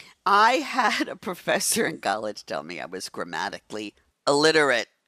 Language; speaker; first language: English; native; English